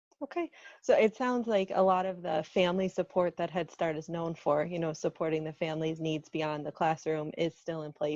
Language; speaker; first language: English; native; English